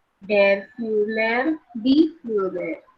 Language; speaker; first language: German; non-native, learner; Marathi